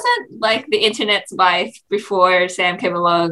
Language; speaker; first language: English; native; English